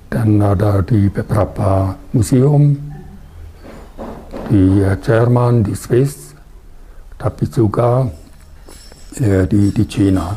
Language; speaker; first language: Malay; non-native, fluent; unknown